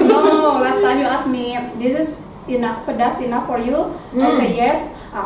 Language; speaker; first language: English; non-native, learner; Indonesian